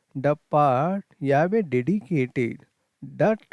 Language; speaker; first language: English; non-native, local second language; Kannada